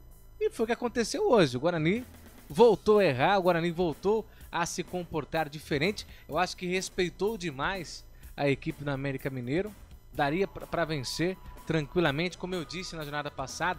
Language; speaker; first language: Portuguese; native; Portuguese